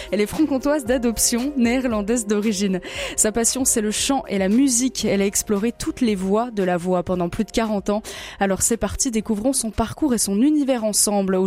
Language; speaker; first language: French; native; French